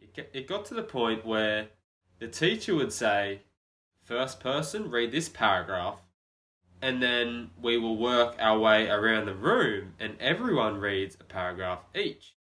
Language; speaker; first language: English; native; English